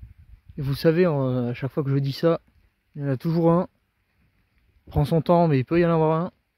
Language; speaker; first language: French; native; French